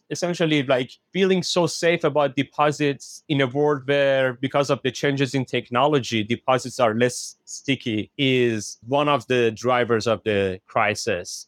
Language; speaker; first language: English; non-native, fluent; Persian